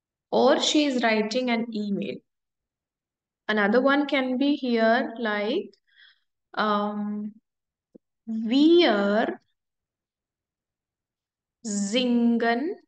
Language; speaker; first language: English; non-native, local second language; Hindi